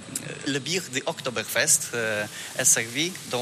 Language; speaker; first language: French; non-native, fluent; Polish